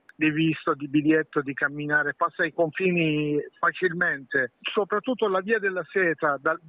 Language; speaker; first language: Italian; non-native, fluent; Persian